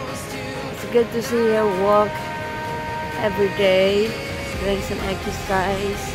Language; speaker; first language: English; non-native, learner; Filipino